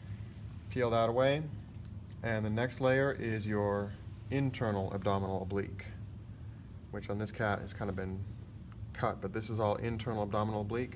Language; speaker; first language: English; native; English